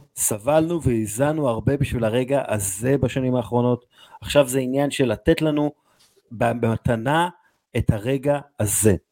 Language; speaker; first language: Hebrew; native; Hebrew